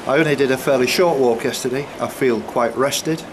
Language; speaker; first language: English; native; English